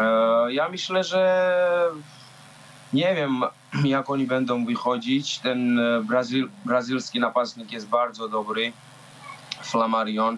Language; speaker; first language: Polish; non-native, learner; Georgian